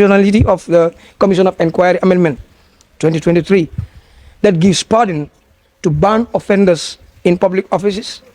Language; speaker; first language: English; non-native, local second language; Fula